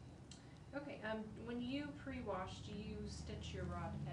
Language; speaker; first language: English; native; English